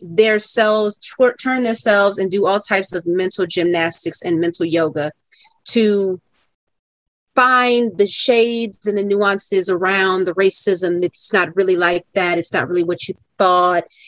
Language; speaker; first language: English; native; English